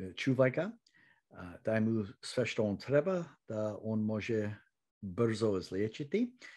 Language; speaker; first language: Croatian; early bilingual, heritage; Croatian